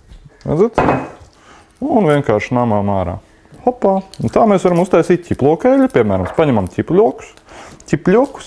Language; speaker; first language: Latvian; native; Latvian